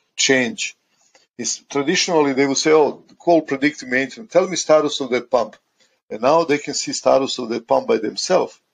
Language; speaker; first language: English; non-native, fluent; Croatian